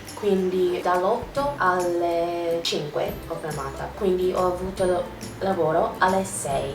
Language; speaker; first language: Italian; non-native, learner; English